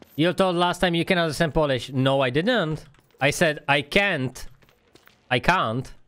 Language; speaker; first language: English; non-native, learner; Czech